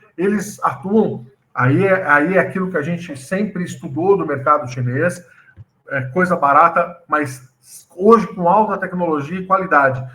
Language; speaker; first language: Portuguese; native; Portuguese